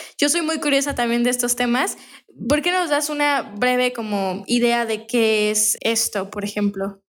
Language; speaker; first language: Spanish; native; Spanish